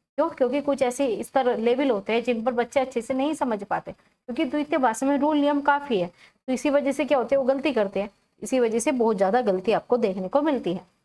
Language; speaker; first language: Hindi; native; Hindi